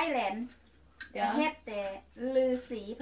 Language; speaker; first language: Swedish; non-native, learner; Thai